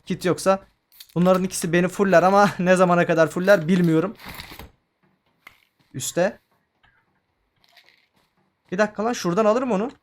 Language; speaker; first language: Turkish; native; Turkish